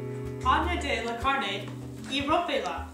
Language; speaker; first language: Spanish; non-native, learner; English